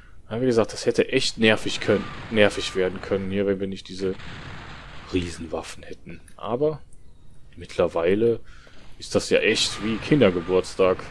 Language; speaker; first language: German; native; German